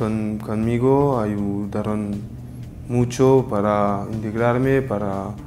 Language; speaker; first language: Spanish; non-native, learner; French